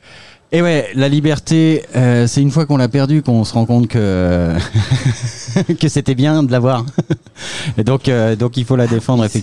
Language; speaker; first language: French; native; French